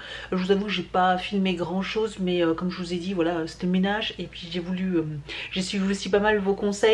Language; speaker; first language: French; native; French